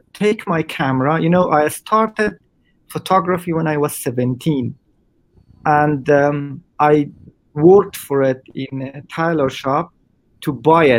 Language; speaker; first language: English; non-native, fluent; Persian